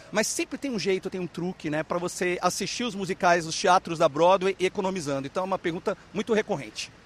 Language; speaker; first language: Portuguese; native; Portuguese